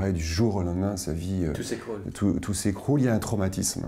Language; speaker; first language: French; native; French